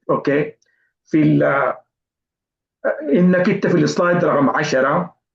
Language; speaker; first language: Arabic; native; Arabic